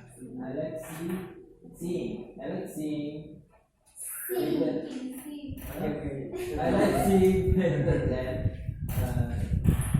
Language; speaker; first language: English; non-native, learner; Indonesian